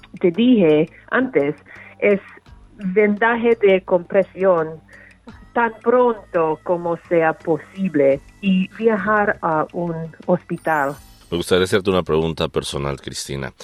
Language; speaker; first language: Spanish; non-native, learner; English